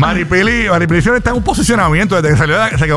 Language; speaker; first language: Spanish; native; Spanish